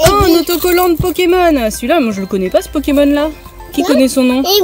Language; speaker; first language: French; native; French